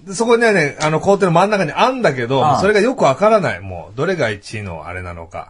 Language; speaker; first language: Japanese; native; Japanese